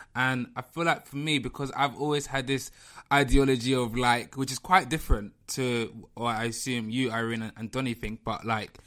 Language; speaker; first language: English; native; English